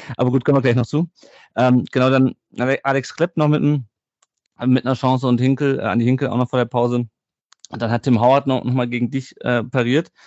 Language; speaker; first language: German; native; German